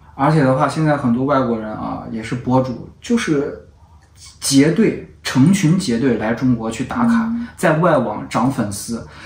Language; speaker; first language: Chinese; native; Chinese